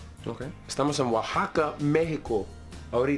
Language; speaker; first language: Spanish; non-native, learner; English